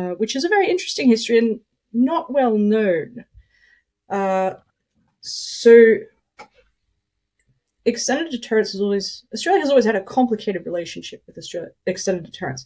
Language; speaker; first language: English; native; English